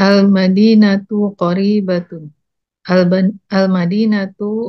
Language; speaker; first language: Arabic; non-native, learner; Indonesian